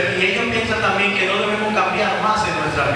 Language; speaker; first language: Spanish; native; Spanish